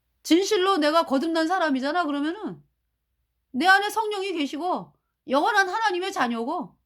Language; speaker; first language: Korean; native; Korean